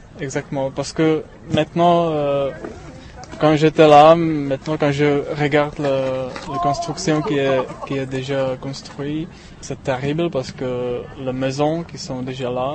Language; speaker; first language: French; non-native, learner; Czech